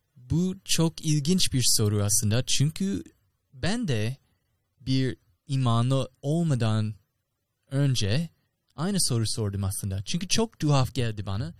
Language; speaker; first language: Turkish; non-native, learner; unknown